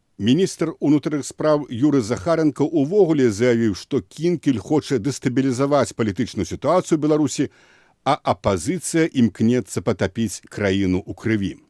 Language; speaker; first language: Belarusian; native; Belarusian